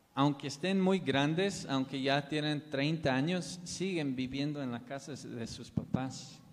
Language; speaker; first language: Spanish; non-native, fluent; English